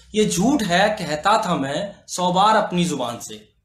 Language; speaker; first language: Hindi; native; Hindi